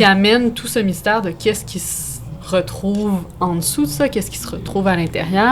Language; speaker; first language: French; native; French